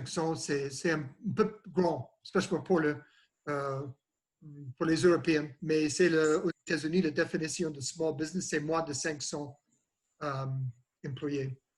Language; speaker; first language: French; non-native, learner; English